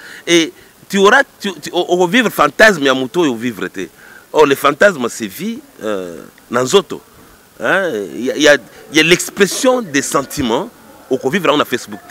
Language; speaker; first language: French; non-native, local second language; Lingala